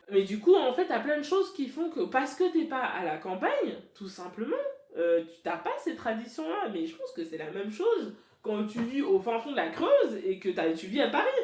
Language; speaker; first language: French; early bilingual, other home language; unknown